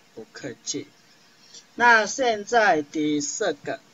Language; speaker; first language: Chinese; non-native, fluent; Indonesian